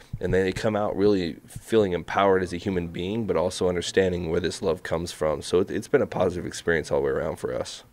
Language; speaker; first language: English; native; English